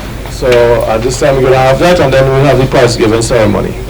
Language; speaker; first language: English; native; English